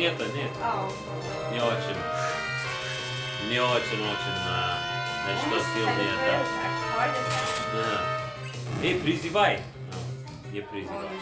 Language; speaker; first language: Russian; non-native, learner; English